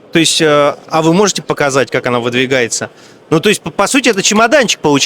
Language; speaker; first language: Russian; native; Russian